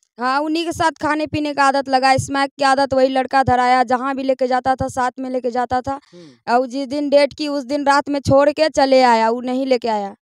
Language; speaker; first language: Hindi; native; Hindi